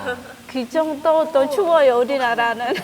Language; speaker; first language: Korean; non-native, learner; Khmer